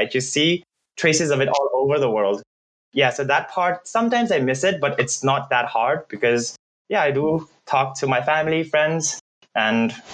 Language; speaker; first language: English; non-native, fluent; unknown